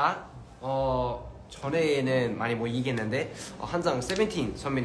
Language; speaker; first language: Korean; early bilingual, heritage; Korean